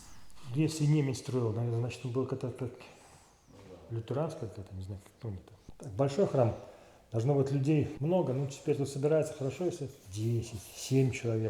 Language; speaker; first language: Russian; native; Russian